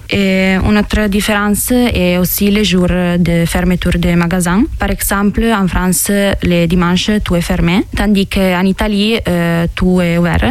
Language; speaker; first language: French; non-native, fluent; Italian